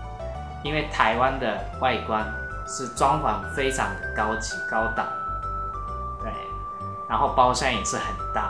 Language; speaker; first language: Chinese; non-native, fluent; Japanese